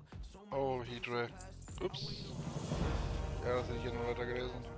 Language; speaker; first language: German; native; German